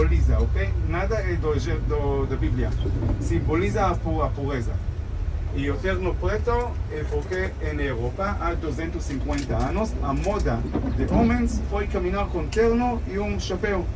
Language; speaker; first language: Portuguese; non-native, fluent; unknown